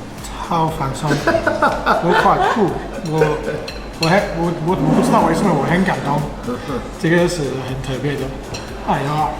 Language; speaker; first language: Chinese; non-native, fluent; English